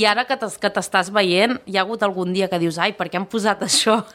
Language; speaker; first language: Catalan; native; Catalan